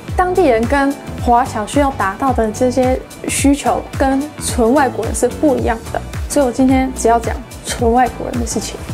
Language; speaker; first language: Chinese; non-native, fluent; English